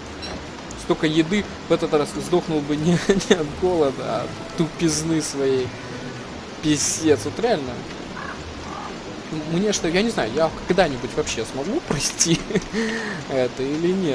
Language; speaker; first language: Russian; native; Russian